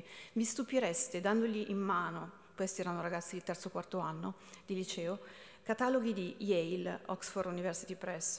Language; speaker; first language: Italian; native; Italian